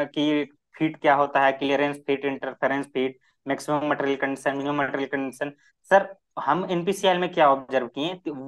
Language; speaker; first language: Hindi; native; Hindi